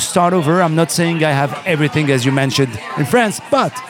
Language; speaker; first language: English; non-native, fluent; Arabic